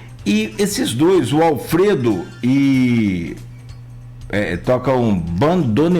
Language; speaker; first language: Portuguese; native; Portuguese